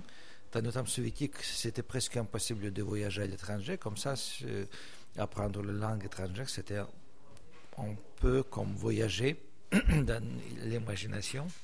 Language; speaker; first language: French; non-native, fluent; Russian